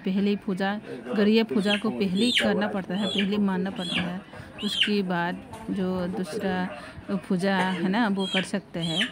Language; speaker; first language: Hindi; non-native, local second language; Kok Borok